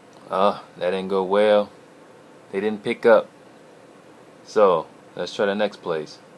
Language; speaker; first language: English; native; English